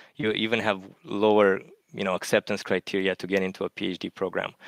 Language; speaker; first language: English; non-native, fluent; Romanian